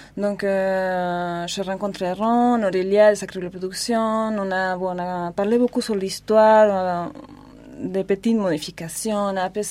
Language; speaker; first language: French; non-native, fluent; Spanish